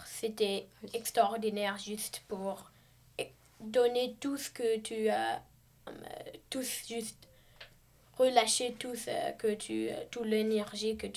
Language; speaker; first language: French; non-native, learner; English